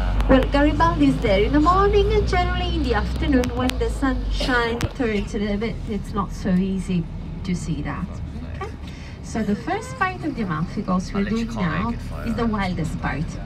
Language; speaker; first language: English; non-native, fluent; Italian